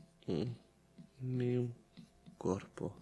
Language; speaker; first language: Portuguese; non-native, learner; Italian